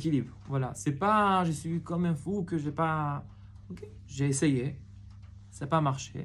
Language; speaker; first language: French; non-native, fluent; Hebrew